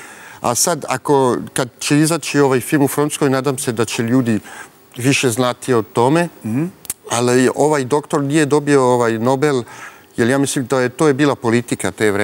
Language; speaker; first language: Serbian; early bilingual, heritage; French